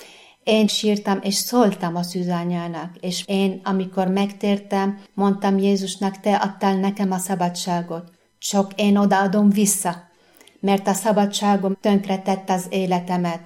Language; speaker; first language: Hungarian; non-native, fluent; Arabic